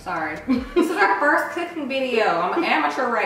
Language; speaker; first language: English; native; English